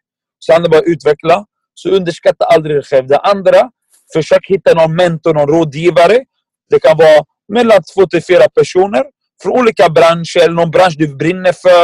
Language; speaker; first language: Swedish; non-native, fluent; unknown